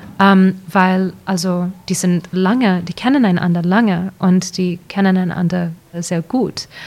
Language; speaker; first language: German; early bilingual, heritage; English